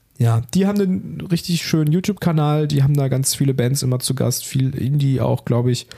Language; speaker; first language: German; native; German